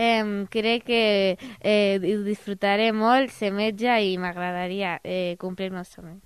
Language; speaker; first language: Catalan; early bilingual, other home language; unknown